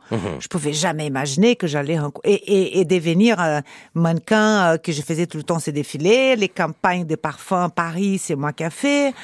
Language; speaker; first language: French; non-native, fluent; Portuguese